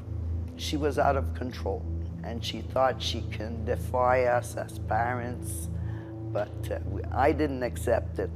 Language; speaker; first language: English; non-native, local second language; French